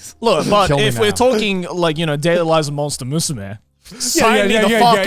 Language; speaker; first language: English; native; English